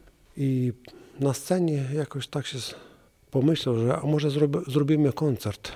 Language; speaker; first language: Polish; non-native, learner; Ukrainian